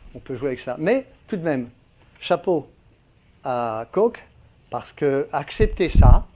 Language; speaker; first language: French; native; French